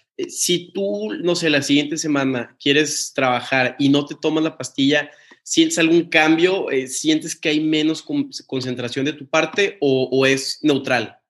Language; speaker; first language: Spanish; native; Spanish